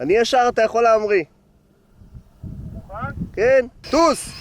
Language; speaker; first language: Hebrew; native; Hebrew